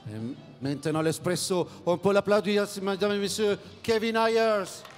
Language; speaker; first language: French; native; French